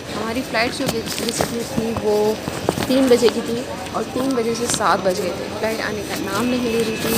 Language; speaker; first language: Urdu; native; Urdu